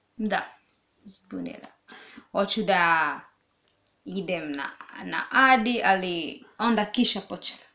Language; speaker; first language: Serbian; non-native, learner; Swahili